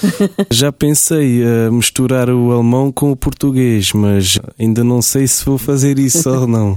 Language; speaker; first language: Portuguese; early bilingual, heritage; German